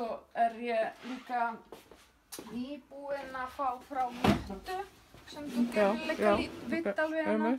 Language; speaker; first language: Icelandic; non-native, learner; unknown